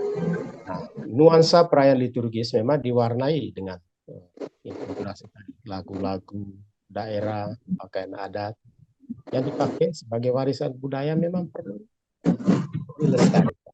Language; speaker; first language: Indonesian; native; Indonesian